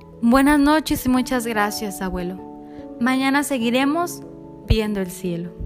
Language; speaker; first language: Spanish; native; Spanish